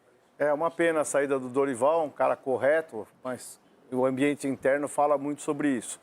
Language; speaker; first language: Portuguese; native; Portuguese